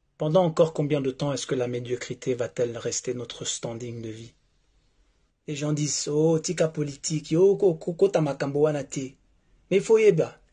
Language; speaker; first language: French; non-native, local second language; Lingala